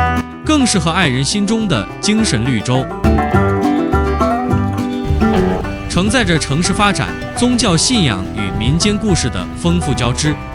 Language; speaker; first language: Chinese; native; Chinese